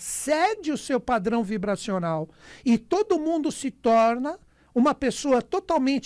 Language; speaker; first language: Portuguese; native; Portuguese